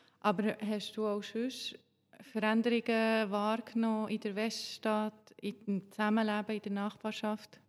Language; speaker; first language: German; native; German